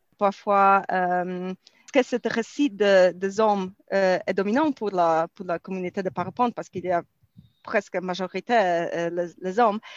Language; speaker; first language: French; non-native, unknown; Polish